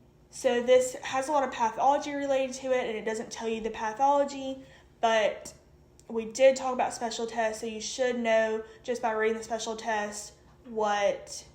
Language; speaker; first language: English; native; English